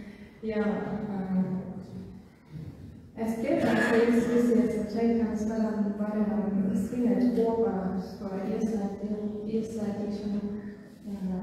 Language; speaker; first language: Latvian; non-native, learner; German